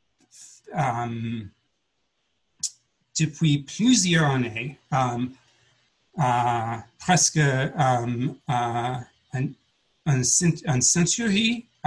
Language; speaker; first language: French; non-native, learner; English